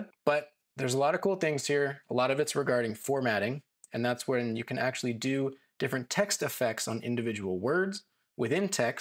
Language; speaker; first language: English; native; English